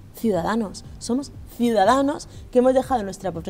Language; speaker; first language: Spanish; native; Spanish